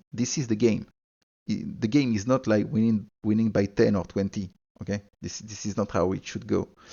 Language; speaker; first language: English; non-native, fluent; French